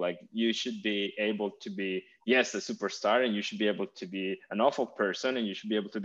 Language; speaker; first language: English; non-native, fluent; Spanish